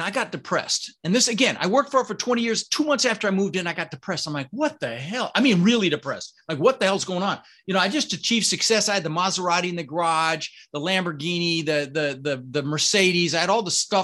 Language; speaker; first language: English; early bilingual, other home language; Dutch